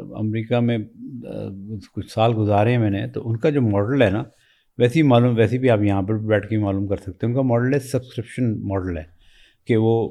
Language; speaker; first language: Urdu; native; Urdu